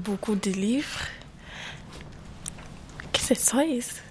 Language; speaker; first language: French; non-native, learner; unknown